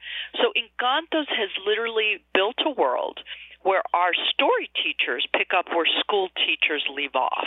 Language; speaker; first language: English; native; English